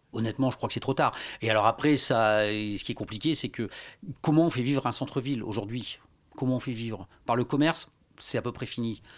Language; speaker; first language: French; native; French